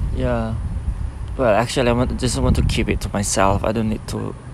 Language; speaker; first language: English; non-native, fluent; Indonesian